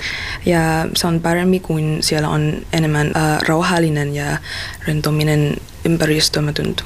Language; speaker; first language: Finnish; non-native, learner; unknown